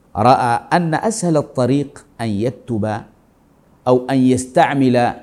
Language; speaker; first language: Arabic; non-native, fluent; Swahili